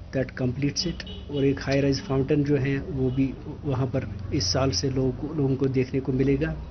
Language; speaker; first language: Hindi; non-native, local second language; Kashmiri